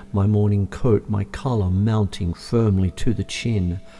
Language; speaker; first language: English; native; English